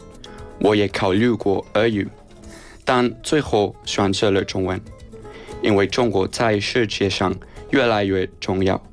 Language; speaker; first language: Chinese; non-native, fluent; Spanish